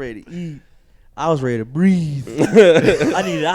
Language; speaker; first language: English; native; English